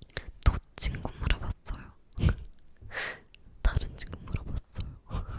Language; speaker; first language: Korean; non-native, learner; English